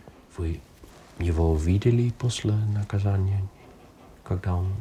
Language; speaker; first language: Russian; non-native, fluent; Dutch